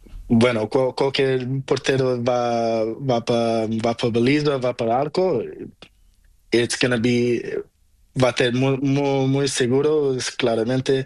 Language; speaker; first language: Spanish; non-native, learner; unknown